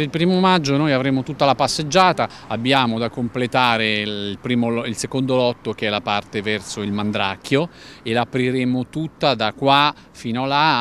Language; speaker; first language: Italian; native; Italian